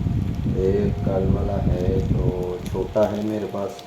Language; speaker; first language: Hindi; non-native, learner; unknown